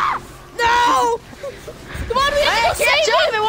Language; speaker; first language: English; native; English